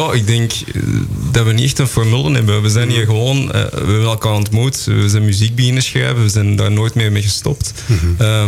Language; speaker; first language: Dutch; native; Dutch